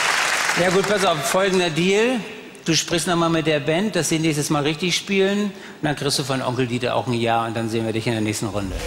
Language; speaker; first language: German; native; German